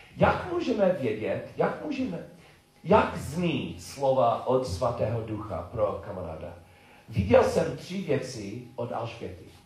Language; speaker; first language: Czech; non-native, learner; English